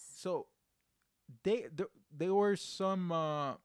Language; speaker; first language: English; non-native, fluent; Spanish